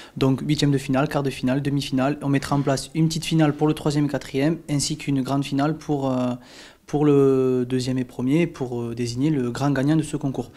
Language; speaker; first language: French; native; French